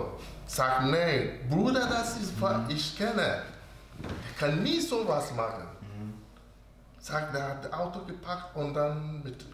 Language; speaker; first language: German; non-native, learner; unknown